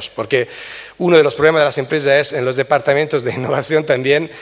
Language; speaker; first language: Spanish; non-native, fluent; Italian